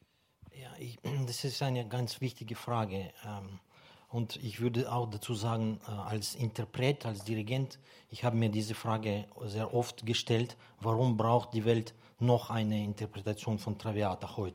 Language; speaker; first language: German; non-native, fluent; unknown